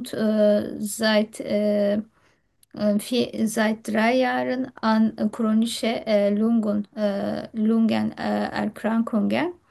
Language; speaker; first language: German; non-native, learner; Turkish